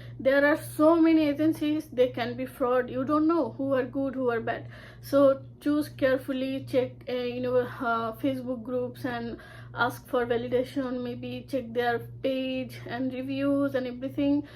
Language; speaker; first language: English; non-native, local second language; Bangla